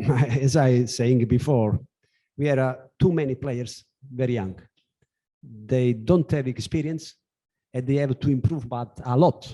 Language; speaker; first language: English; non-native, learner; Italian